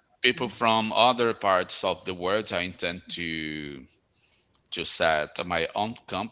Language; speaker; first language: English; non-native, fluent; Portuguese